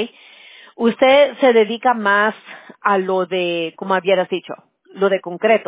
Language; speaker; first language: Spanish; early bilingual, heritage; Spanish